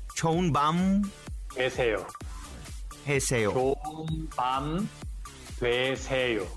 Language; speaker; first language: Korean; non-native, learner; Spanish